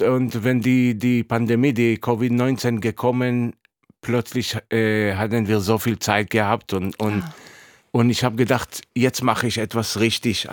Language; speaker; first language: German; non-native, fluent; Hebrew